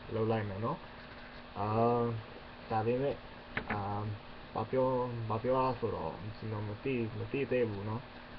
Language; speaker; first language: Burmese; non-native, learner; English